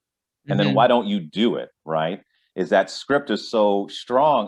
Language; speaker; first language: English; native; English